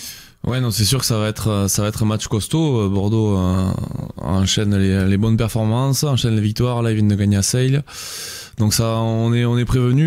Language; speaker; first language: French; native; French